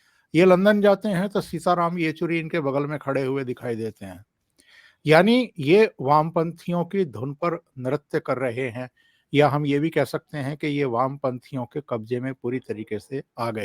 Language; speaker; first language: Hindi; native; Hindi